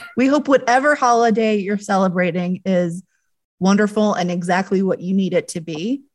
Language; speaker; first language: English; native; English